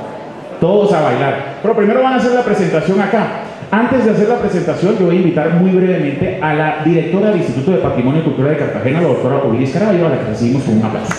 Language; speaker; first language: Spanish; native; Spanish